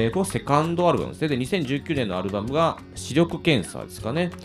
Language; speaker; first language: Japanese; native; Japanese